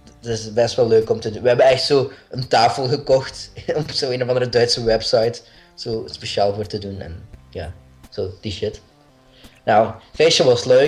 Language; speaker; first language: Dutch; native; Dutch